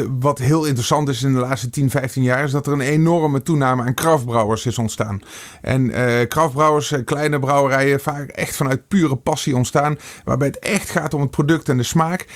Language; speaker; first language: Dutch; native; Dutch